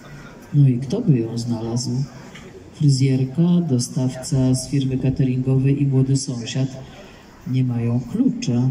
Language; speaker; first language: Polish; native; Polish